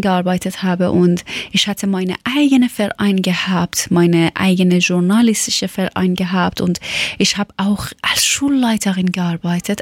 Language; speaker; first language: German; non-native, learner; Persian